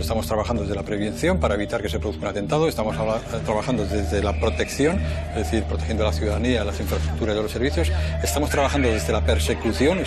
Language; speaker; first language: Spanish; native; Spanish